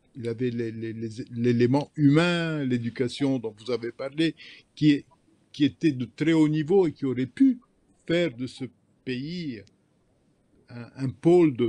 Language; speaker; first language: French; non-native, local second language; Arabic